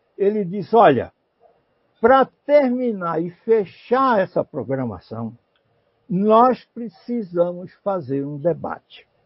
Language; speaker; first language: Portuguese; native; Portuguese